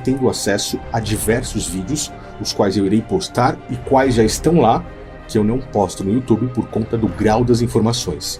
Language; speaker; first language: Portuguese; native; Portuguese